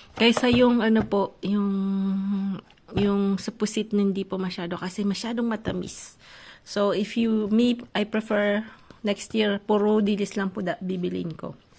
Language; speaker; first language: Filipino; non-native, local second language; Bikol